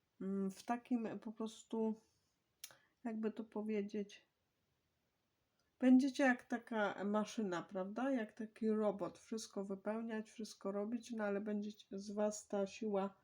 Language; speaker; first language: Polish; native; Polish